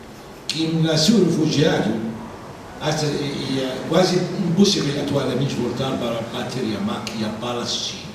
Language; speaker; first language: Portuguese; non-native, fluent; Arabic